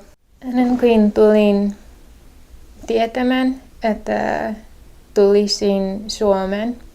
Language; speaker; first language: Finnish; non-native, fluent; English